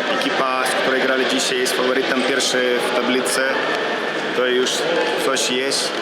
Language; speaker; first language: Polish; non-native, fluent; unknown